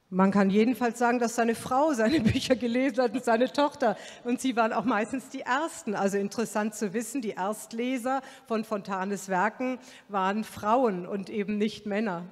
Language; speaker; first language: German; native; German